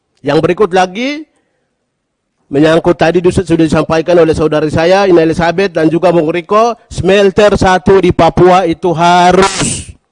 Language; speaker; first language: Indonesian; native; Indonesian